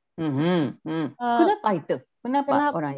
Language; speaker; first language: Indonesian; non-native, fluent; Japanese